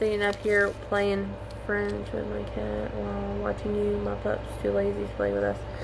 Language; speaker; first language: English; native; English